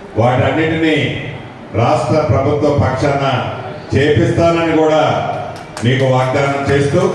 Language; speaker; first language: Telugu; native; Telugu